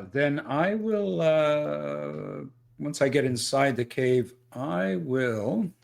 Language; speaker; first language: English; native; English